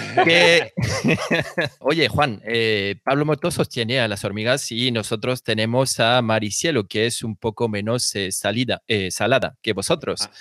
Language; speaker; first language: Spanish; non-native, fluent; French